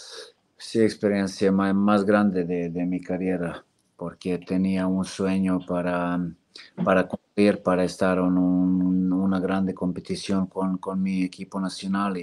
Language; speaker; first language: Spanish; non-native, fluent; Serbian